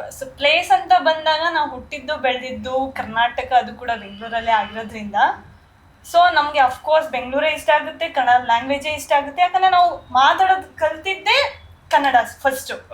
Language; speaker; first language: Kannada; early bilingual, other home language; Nepali